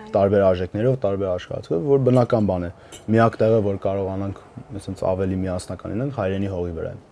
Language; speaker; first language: Armenian; early bilingual, heritage; Armenian